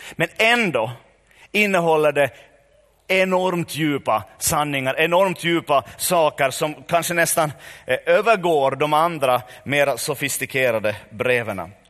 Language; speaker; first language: Swedish; native; Swedish